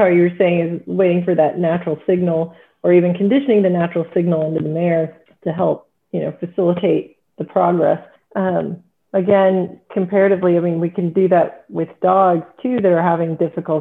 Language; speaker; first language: English; native; English